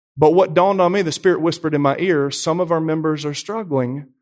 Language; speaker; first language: English; native; English